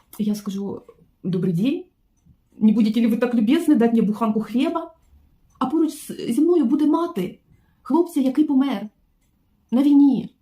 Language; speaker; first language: Ukrainian; non-native, local second language; Russian